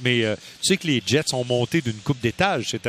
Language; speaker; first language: French; native; French